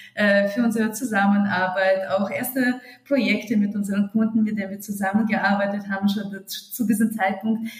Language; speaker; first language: German; non-native, fluent; Russian